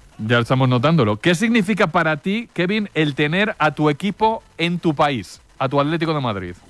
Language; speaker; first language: Spanish; native; Spanish